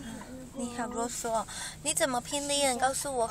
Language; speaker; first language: Chinese; native; Chinese